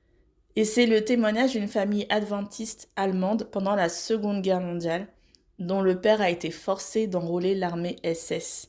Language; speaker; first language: French; native; French